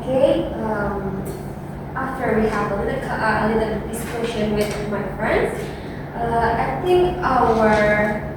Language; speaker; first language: English; non-native, learner; Indonesian